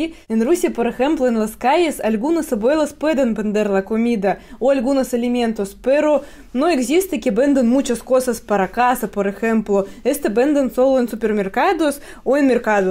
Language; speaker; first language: Spanish; non-native, fluent; Russian